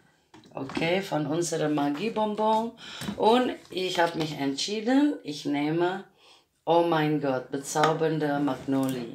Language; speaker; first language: German; non-native, learner; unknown